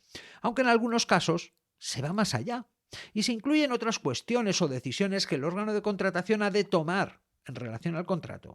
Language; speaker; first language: Spanish; native; Spanish